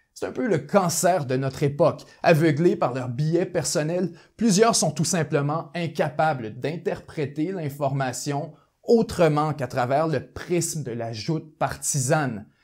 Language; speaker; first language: French; native; French